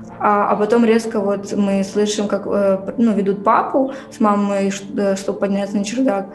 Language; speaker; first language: Russian; native; Russian